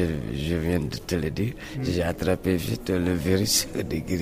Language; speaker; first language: French; non-native, local second language; Mandingo